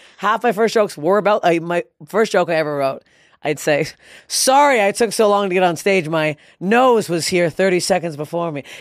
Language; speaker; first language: English; native; English